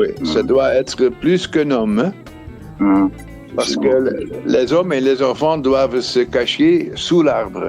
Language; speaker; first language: French; non-native, fluent; Dutch